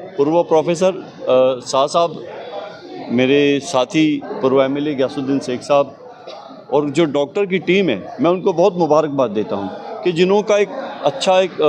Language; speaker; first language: Hindi; non-native, local second language; Gujarati